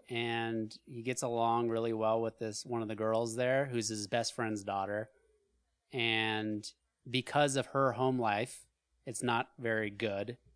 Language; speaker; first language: English; native; English